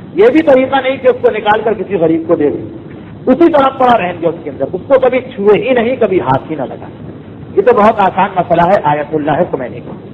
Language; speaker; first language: Urdu; native; Urdu